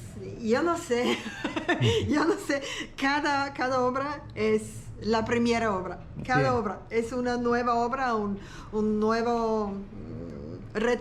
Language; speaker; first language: Spanish; non-native, learner; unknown